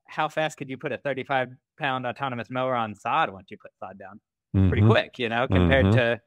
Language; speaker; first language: English; native; English